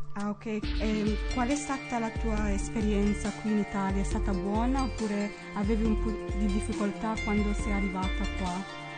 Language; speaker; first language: Italian; non-native, fluent; English